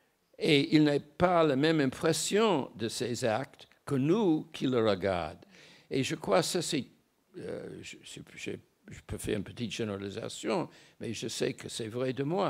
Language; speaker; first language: French; non-native, fluent; English